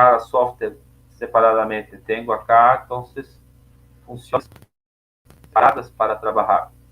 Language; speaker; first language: Spanish; non-native, learner; Portuguese